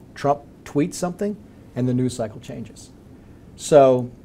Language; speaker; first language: English; native; English